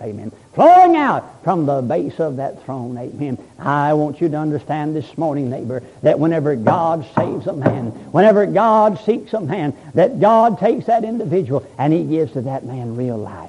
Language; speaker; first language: English; native; English